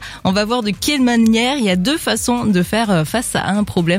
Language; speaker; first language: French; native; French